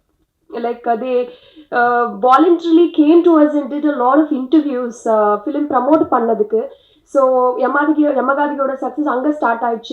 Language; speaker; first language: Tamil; non-native, learner; Telugu